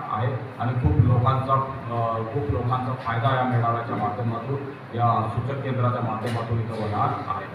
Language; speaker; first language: Marathi; native; Marathi